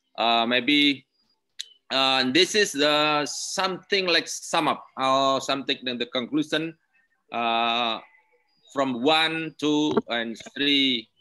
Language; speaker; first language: English; non-native, learner; Indonesian